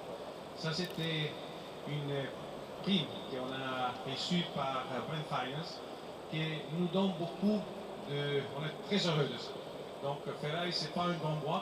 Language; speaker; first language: French; non-native, fluent; Italian